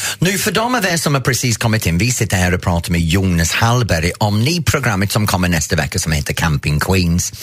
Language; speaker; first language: Swedish; non-native, fluent; English